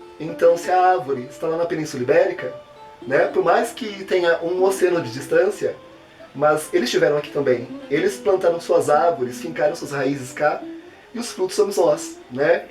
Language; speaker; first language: Portuguese; native; Portuguese